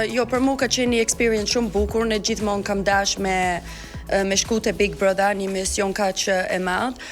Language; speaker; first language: Albanian; early bilingual, heritage; Albanian